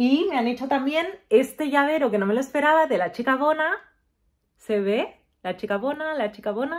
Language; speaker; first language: Spanish; native; Spanish